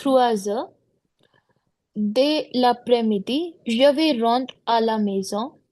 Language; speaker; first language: French; non-native, learner; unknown